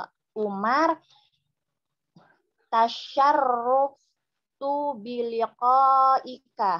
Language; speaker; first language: Arabic; non-native, learner; Indonesian